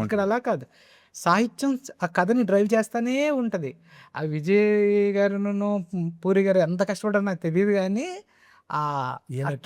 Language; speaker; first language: Telugu; native; Telugu